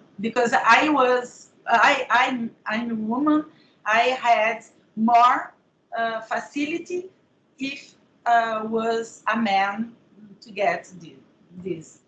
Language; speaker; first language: English; non-native, learner; Portuguese